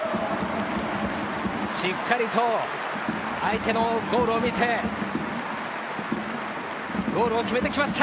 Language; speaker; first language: Japanese; native; Japanese